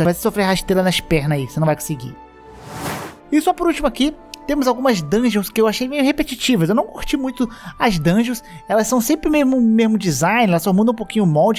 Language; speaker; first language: Portuguese; native; Portuguese